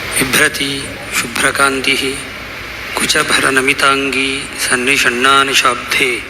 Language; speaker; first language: Kannada; non-native, local second language; Tulu